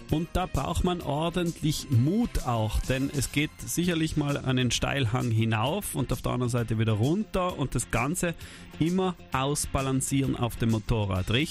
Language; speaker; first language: German; native; German